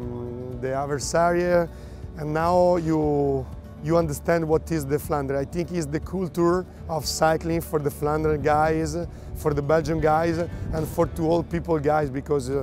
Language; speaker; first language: English; non-native, learner; Italian